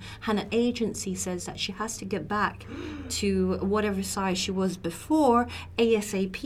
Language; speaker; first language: English; native; English